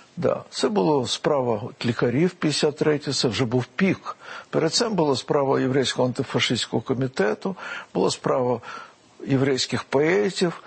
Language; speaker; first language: Ukrainian; non-native, local second language; Russian